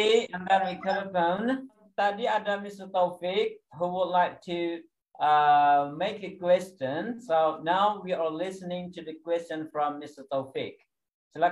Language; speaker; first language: English; non-native, fluent; Indonesian